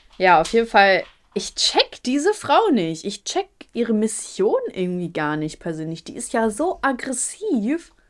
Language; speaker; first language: German; early bilingual, other home language; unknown